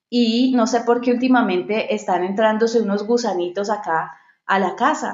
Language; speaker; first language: Spanish; native; Spanish